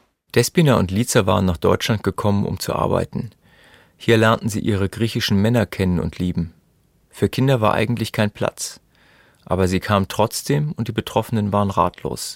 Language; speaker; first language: German; native; German